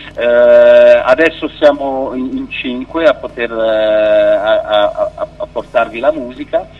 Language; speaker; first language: Italian; non-native, fluent; French